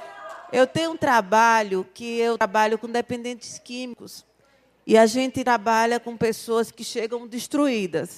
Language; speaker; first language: Portuguese; native; Portuguese